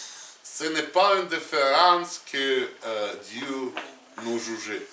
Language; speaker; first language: French; non-native, learner; Russian